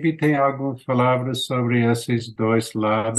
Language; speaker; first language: Portuguese; non-native, learner; English